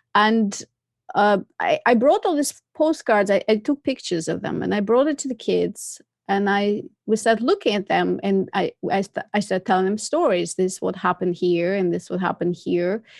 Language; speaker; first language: English; non-native, fluent; Russian